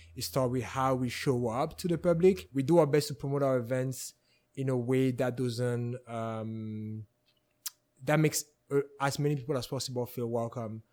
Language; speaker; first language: English; non-native, local second language; French